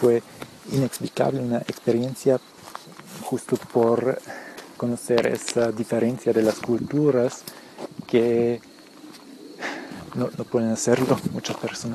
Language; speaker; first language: Spanish; early bilingual, heritage; Spanish